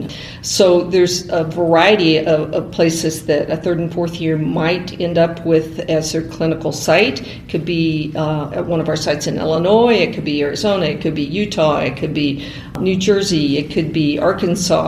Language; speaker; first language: English; native; English